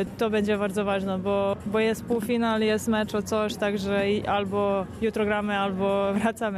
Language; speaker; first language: Polish; non-native, fluent; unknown